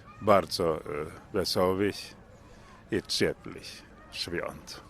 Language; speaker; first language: Polish; non-native, learner; Finnish